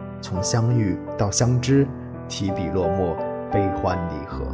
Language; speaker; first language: Chinese; native; Chinese